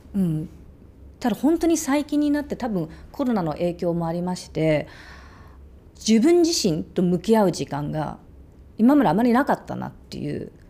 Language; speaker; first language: Japanese; early bilingual, other home language; English